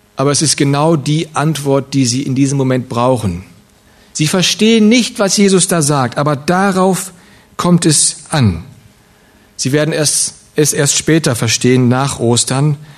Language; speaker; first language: German; early bilingual, other home language; Russian